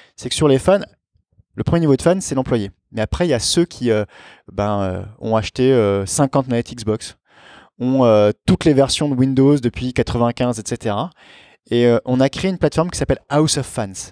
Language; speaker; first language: French; native; French